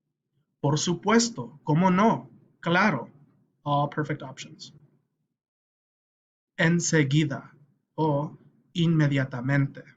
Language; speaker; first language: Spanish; non-native, fluent; English